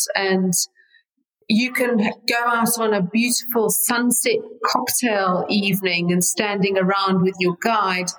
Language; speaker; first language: English; native; English